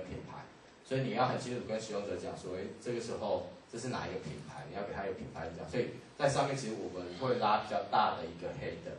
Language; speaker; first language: Chinese; native; Chinese